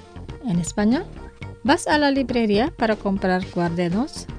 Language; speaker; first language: Spanish; non-native, fluent; Indonesian